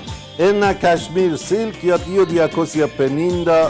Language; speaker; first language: Greek; non-native, fluent; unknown